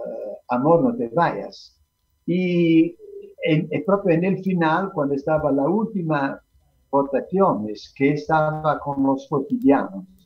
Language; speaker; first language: Spanish; non-native, fluent; Italian